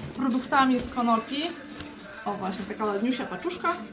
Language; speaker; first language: Polish; non-native, fluent; Ukrainian